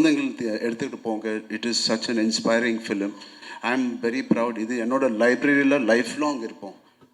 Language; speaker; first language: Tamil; non-native, local second language; Telugu